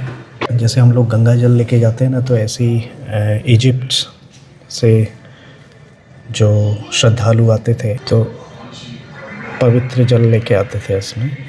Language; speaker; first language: Hindi; native; Hindi